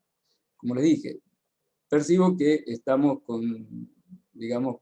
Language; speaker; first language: Spanish; native; Spanish